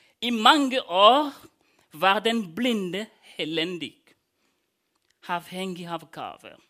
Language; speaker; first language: Norwegian; non-native, fluent; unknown